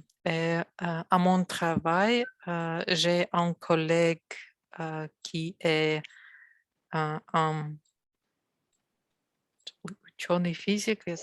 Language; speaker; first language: French; non-native, learner; Russian